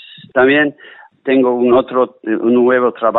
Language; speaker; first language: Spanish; non-native, learner; English